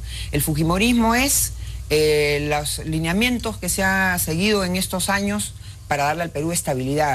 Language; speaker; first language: Spanish; native; Spanish